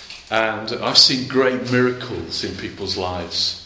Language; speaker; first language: English; native; English